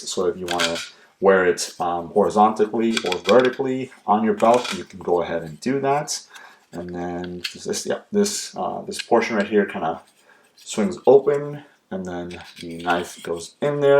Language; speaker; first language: English; native; English